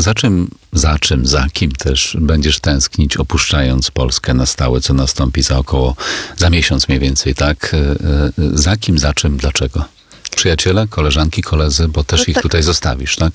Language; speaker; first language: Polish; native; Polish